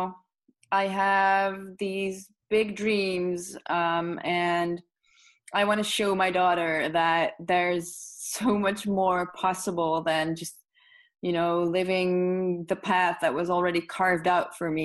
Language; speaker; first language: English; non-native, fluent; Dutch